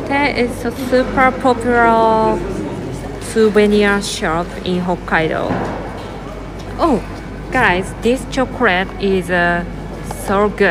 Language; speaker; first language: English; non-native, learner; Japanese